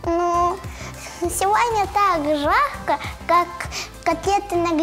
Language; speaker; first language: Russian; native; Russian